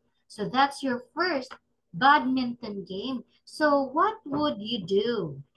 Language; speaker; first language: English; non-native, fluent; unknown